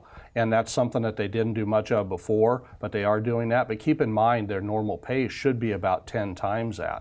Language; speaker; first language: English; native; English